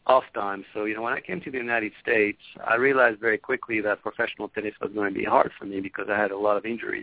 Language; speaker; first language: English; non-native, local second language; French